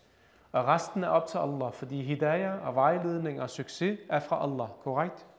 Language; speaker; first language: Danish; early bilingual, other home language; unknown